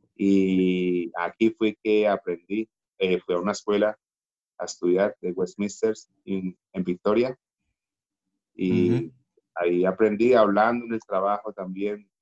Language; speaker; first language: Spanish; native; Spanish